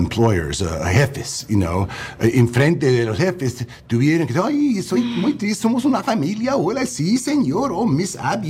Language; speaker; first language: Spanish; non-native, learner; English